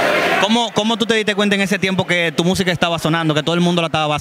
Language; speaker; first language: Spanish; native; Spanish